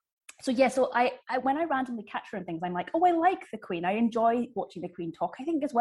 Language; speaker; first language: English; native; English